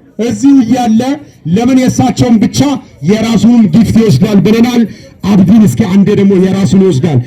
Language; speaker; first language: Amharic; non-native, local second language; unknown